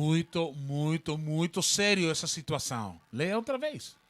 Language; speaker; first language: Portuguese; non-native, learner; Spanish